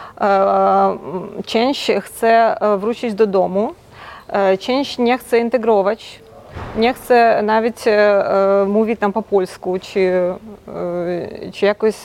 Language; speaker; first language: Polish; non-native, local second language; Ukrainian